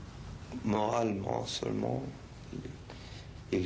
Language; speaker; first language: French; non-native, fluent; Spanish